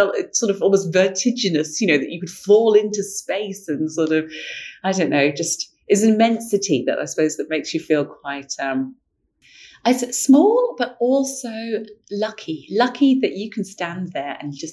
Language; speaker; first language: English; native; English